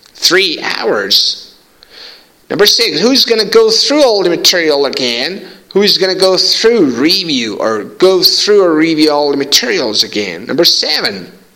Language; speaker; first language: English; non-native, fluent; Persian